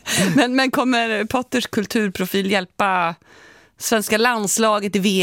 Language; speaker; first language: Swedish; native; Swedish